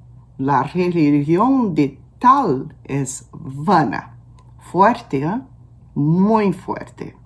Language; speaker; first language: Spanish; non-native, learner; Portuguese